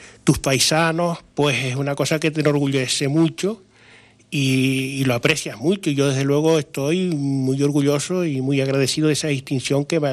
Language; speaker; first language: Spanish; native; Spanish